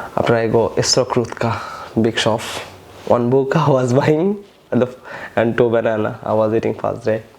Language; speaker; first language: English; non-native, local second language; Bangla